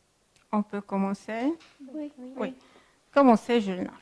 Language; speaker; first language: French; non-native, fluent; Arabic